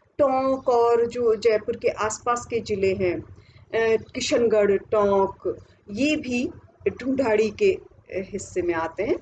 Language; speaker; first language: Hindi; native; Hindi